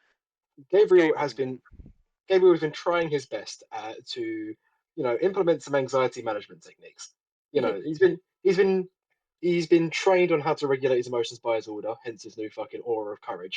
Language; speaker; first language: English; native; English